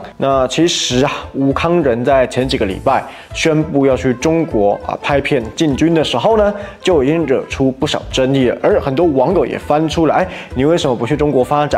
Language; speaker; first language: Chinese; native; Chinese